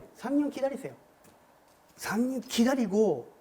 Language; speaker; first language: Korean; non-native, learner; Japanese